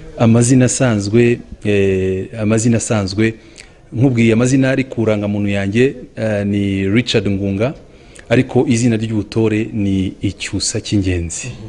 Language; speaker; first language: Kinyarwanda; early bilingual, heritage; Kinyarwanda